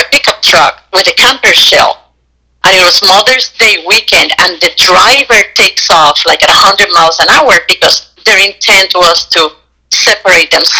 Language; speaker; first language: English; non-native, fluent; Spanish